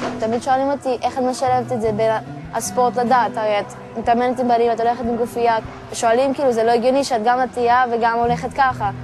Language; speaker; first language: Hebrew; early bilingual, other home language; English